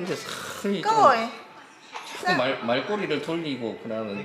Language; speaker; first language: Korean; native; Korean